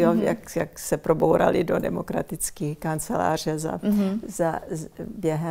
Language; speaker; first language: Czech; early bilingual, heritage; Czech